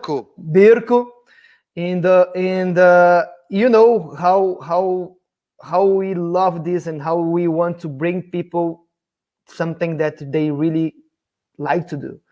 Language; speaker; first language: English; non-native, fluent; Portuguese